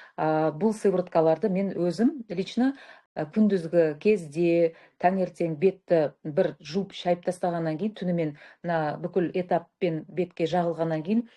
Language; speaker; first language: Kazakh; native; Kazakh